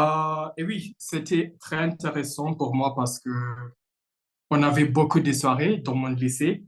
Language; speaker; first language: French; non-native, fluent; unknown